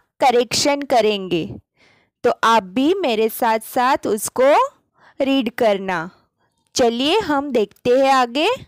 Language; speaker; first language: Hindi; non-native, local second language; Gujarati